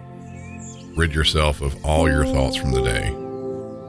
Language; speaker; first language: English; native; English